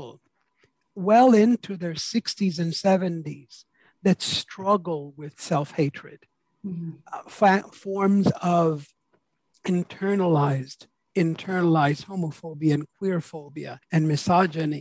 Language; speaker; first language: English; native; English